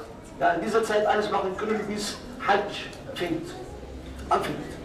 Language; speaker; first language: German; non-native, fluent; Arabic